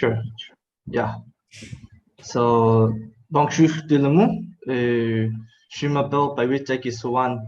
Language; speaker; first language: French; non-native, learner; Thai